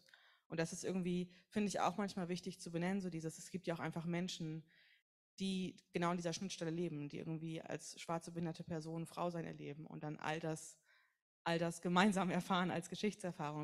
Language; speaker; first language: German; native; German